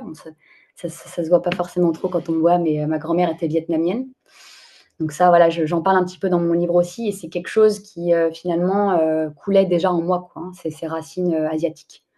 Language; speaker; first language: French; native; French